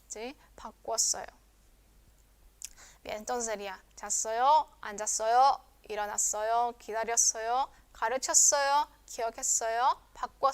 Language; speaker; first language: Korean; non-native, fluent; Spanish